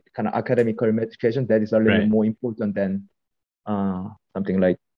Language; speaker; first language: English; non-native, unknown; Korean